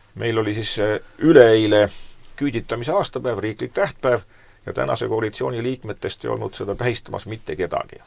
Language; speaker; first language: Estonian; native; Estonian